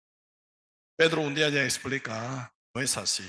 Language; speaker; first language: Spanish; non-native, learner; Korean